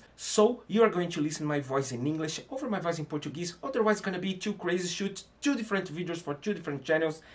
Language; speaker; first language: English; non-native, fluent; Portuguese